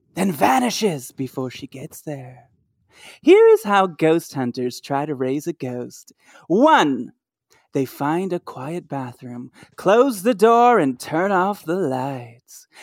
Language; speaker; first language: English; native; English